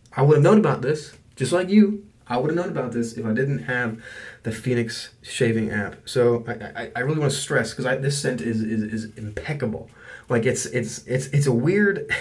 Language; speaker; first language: English; native; English